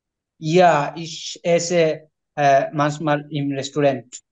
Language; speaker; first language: German; non-native, learner; Bangla